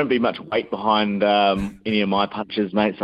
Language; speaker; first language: English; native; English